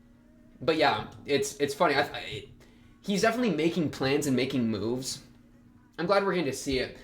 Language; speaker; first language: English; native; English